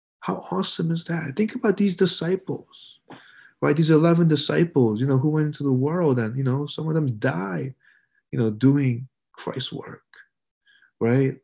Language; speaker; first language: English; early bilingual, other home language; Korean